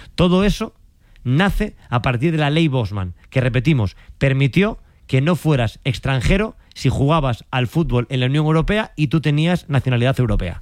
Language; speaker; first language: Spanish; native; Spanish